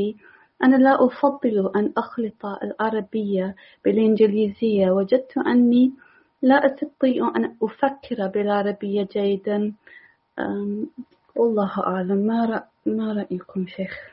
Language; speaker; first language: Arabic; non-native, learner; English